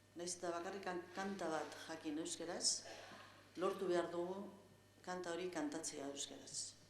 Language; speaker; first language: Basque; non-native, local second language; Spanish